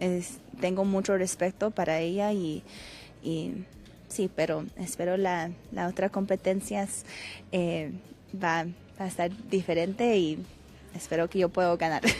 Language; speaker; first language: Spanish; early bilingual, heritage; Spanish